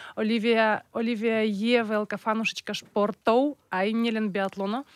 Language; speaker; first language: Slovak; non-native, fluent; Russian